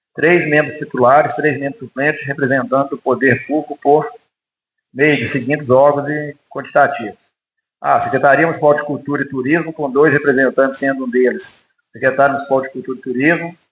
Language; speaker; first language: Portuguese; native; Portuguese